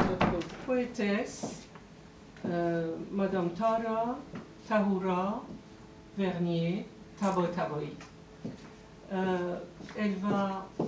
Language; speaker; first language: French; non-native, fluent; Persian